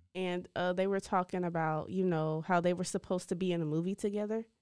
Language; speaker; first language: English; native; English